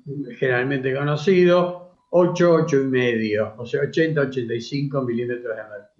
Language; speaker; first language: Spanish; native; Spanish